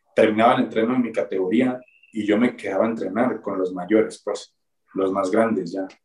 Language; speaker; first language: Spanish; native; Spanish